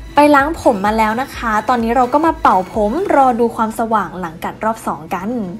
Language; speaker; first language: Thai; native; Thai